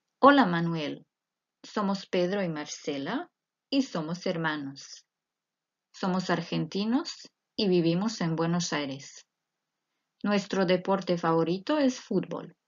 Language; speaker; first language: Spanish; non-native, fluent; Croatian